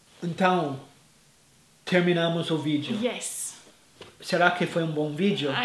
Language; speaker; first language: Portuguese; non-native, fluent; English